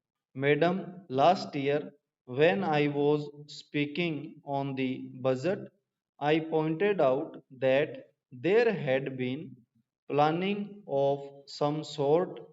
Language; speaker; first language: English; non-native, local second language; Hindi